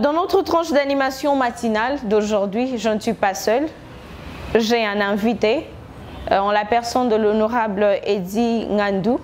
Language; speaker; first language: French; non-native, local second language; Lingala